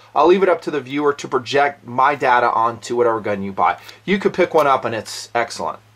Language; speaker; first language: English; native; English